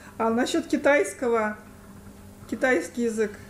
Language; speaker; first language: Russian; native; Russian